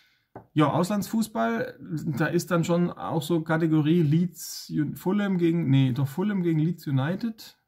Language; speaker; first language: German; native; German